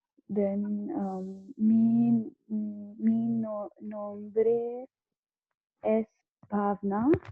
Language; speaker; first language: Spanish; non-native, learner; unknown